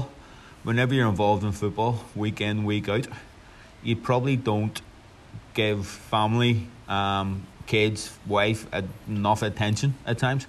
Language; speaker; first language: English; native; English